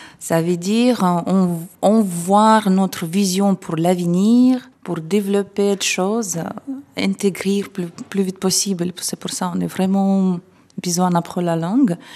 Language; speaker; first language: French; non-native, fluent; Russian